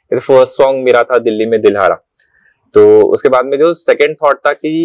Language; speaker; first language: Hindi; non-native, local second language; Marathi